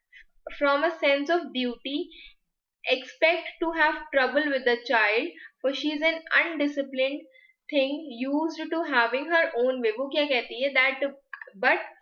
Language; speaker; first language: English; non-native, local second language; Hindi